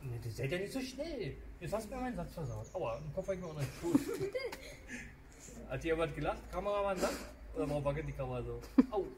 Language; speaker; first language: German; native; German